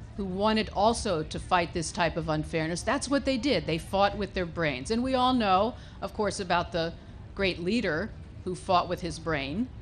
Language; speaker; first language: English; native; English